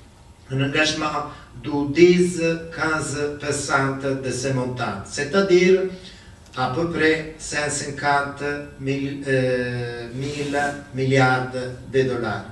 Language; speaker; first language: French; non-native, learner; Italian